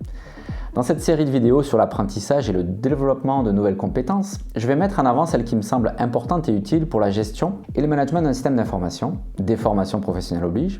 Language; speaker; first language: French; native; French